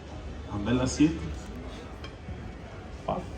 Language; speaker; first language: French; non-native, learner; Italian